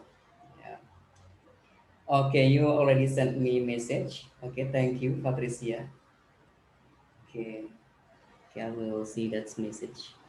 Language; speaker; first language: English; non-native, learner; Indonesian